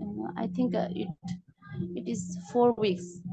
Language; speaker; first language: English; non-native, learner; Nepali